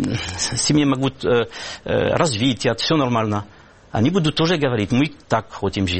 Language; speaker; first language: Russian; non-native, fluent; French